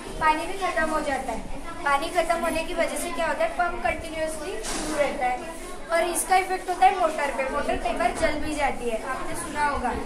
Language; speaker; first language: Hindi; non-native, local second language; Marathi